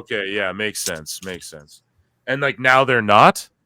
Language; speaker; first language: English; native; English